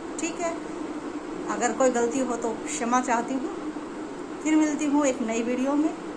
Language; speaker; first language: Hindi; native; Hindi